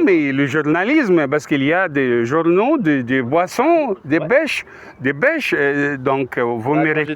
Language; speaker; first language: French; non-native, fluent; Arabic